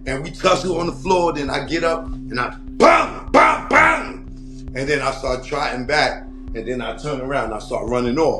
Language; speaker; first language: English; native; English